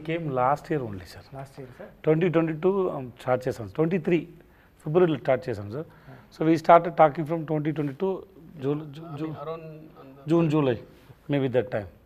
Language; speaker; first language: Telugu; non-native, learner; Tamil